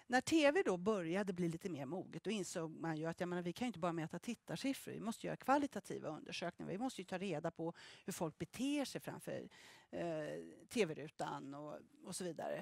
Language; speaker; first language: Swedish; native; Swedish